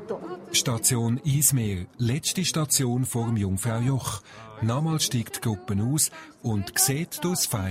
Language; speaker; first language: German; native; German